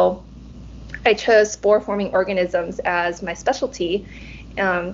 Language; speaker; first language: English; early bilingual, other home language; Cantonese